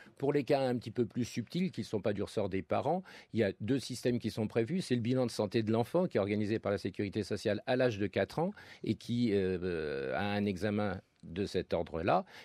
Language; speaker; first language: French; native; French